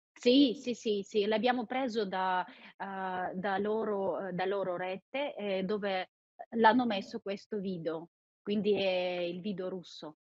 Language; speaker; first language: Italian; non-native, fluent; Ukrainian